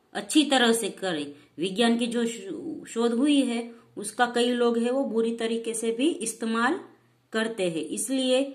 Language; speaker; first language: Hindi; non-native, local second language; Gujarati